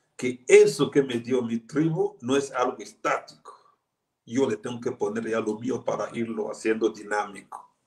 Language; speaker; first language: Spanish; non-native, fluent; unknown